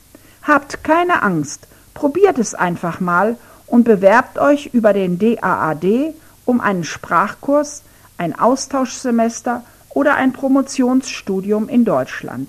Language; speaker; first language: German; non-native, fluent; Ukrainian